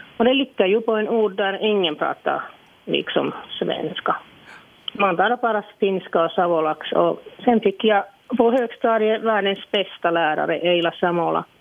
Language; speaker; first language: Swedish; non-native, local second language; Finnish